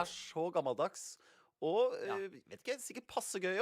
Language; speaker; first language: Norwegian; native; Norwegian